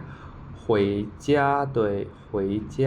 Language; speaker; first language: Chinese; non-native, learner; Khmer